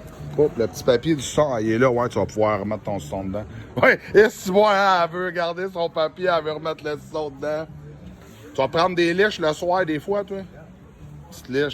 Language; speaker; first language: French; native; French